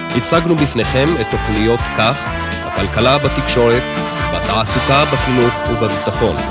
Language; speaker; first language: Hebrew; native; Hebrew